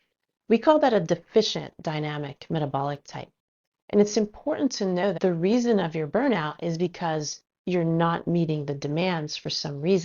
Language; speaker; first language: English; native; English